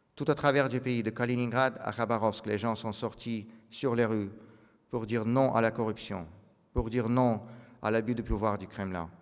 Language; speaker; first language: French; non-native, fluent; Russian